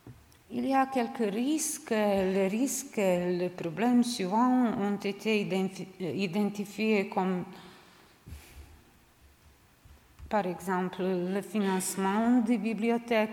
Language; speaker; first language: French; non-native, learner; Serbian